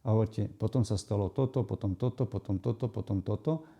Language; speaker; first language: Slovak; native; Slovak